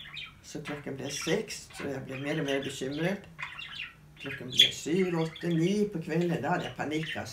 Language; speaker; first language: Norwegian; native; Norwegian